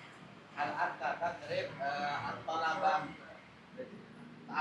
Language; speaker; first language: Arabic; non-native, learner; Indonesian